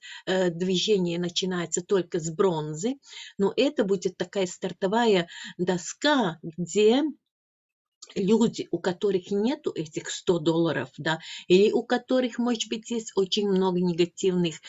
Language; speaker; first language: Russian; non-native, fluent; Latvian